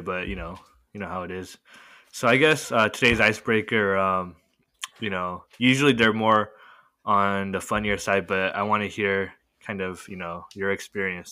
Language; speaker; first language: English; native; English